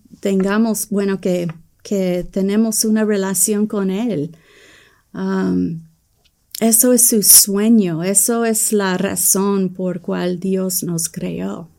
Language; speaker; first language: Spanish; early bilingual, heritage; English